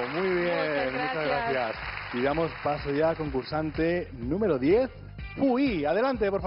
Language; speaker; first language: Spanish; non-native, fluent; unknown